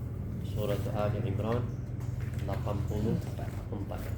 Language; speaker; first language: Arabic; non-native, fluent; Malay